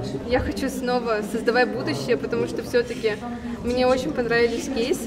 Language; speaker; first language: Russian; native; Russian